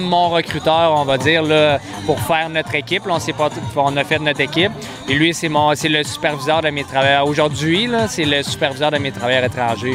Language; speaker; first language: French; native; French